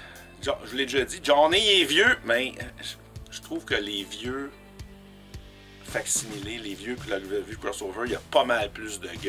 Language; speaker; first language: French; native; French